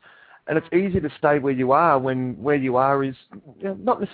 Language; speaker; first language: English; native; English